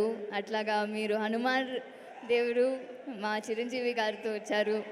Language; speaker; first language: Telugu; non-native, learner; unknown